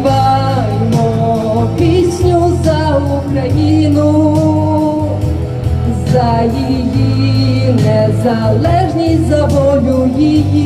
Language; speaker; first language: Polish; non-native, learner; Ukrainian